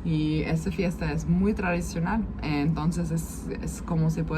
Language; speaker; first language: Spanish; non-native, fluent; German